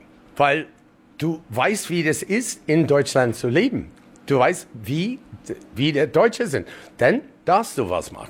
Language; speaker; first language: German; non-native, learner; English